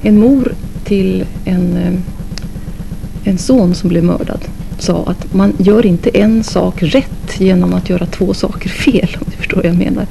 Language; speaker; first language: Swedish; native; Swedish